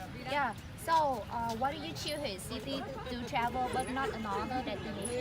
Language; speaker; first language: English; non-native, learner; Vietnamese